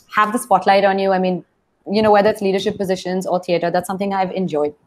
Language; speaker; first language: English; non-native, local second language; Hindi